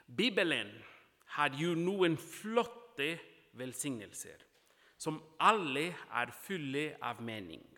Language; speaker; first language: Norwegian; non-native, fluent; Portuguese